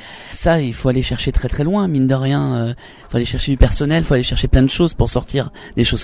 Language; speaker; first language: French; native; French